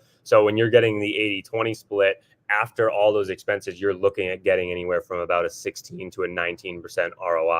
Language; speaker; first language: English; native; English